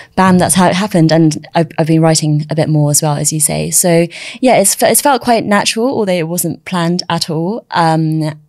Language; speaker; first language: English; early bilingual, other home language; Chinese